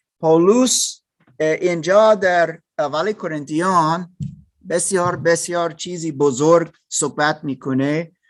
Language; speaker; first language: Persian; non-native, learner; German